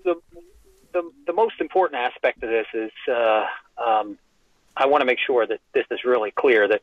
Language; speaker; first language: English; native; English